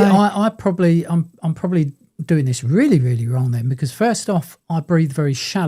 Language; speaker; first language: English; native; English